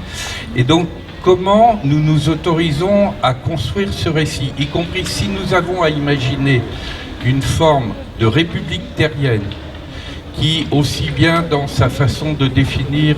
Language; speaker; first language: French; native; French